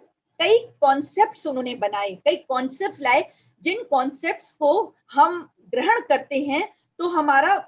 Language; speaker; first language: Hindi; native; Hindi